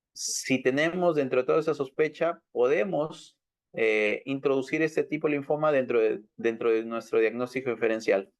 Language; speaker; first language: Spanish; native; Spanish